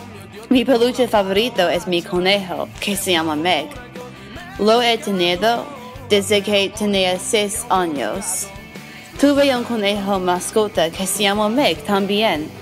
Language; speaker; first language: Spanish; non-native, learner; English